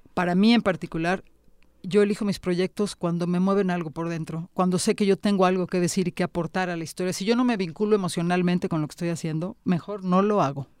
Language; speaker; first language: Spanish; native; Spanish